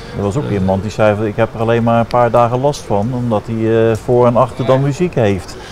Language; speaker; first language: Dutch; native; Dutch